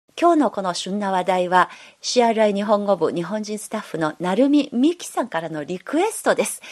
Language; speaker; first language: Japanese; non-native, fluent; Chinese